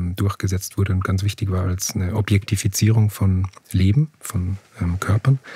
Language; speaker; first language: German; native; German